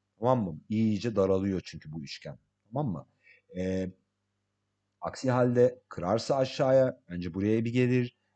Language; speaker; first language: Turkish; early bilingual, heritage; English